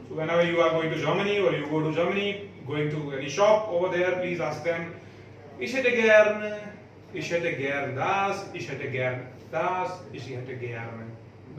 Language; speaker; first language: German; non-native, fluent; Hindi